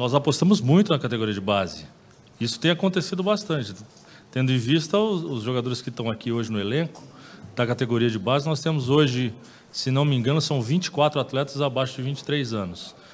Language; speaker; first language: Portuguese; native; Portuguese